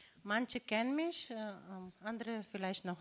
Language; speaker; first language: German; non-native, learner; Bulgarian